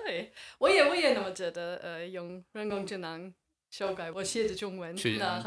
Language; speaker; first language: Chinese; non-native, fluent; English